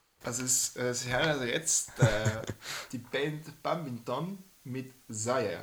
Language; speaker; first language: German; native; German